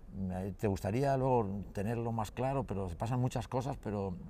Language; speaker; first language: Spanish; native; Spanish